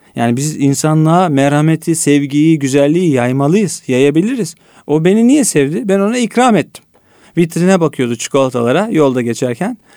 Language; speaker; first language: Turkish; native; Turkish